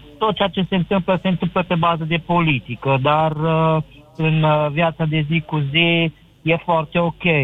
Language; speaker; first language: Romanian; non-native, local second language; Hungarian